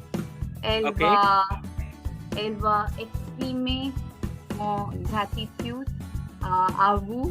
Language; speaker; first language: French; non-native, fluent; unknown